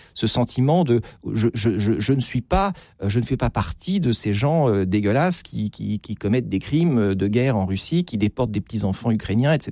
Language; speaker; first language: French; native; French